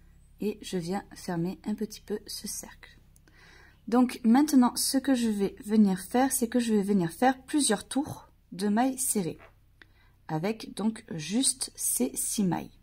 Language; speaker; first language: French; native; French